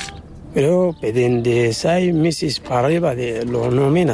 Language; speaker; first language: Spanish; non-native, learner; Arabic